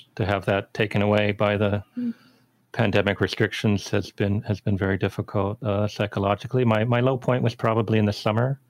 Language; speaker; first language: English; native; English